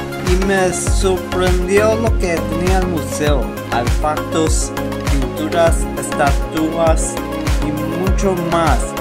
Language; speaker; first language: Spanish; non-native, learner; English